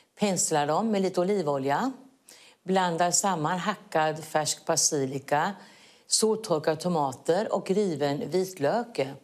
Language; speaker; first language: Swedish; native; Swedish